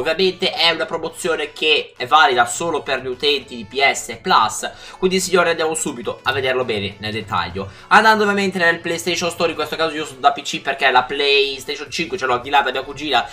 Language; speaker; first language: Italian; native; Italian